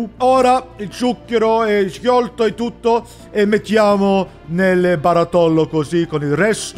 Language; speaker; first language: Italian; non-native, learner; English